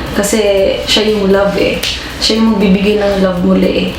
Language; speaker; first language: Filipino; non-native, local second language; Cebuano